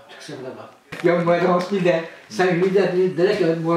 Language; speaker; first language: Swedish; non-native, learner; Kurdish